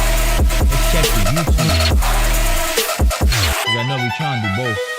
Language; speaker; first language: English; native; English